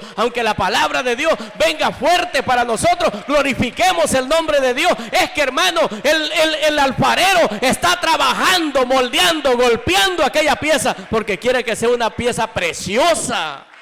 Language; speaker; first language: Spanish; native; Spanish